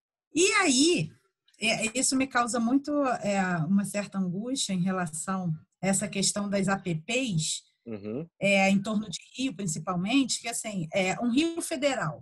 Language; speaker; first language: Portuguese; native; Portuguese